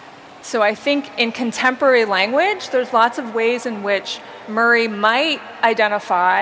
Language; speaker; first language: English; native; English